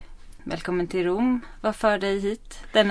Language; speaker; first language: Swedish; native; Swedish